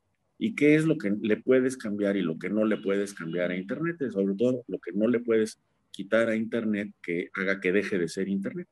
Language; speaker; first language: Spanish; native; Spanish